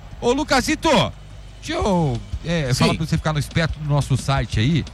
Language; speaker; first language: Portuguese; native; Portuguese